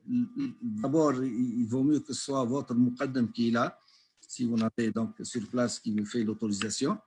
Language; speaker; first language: French; non-native, local second language; Arabic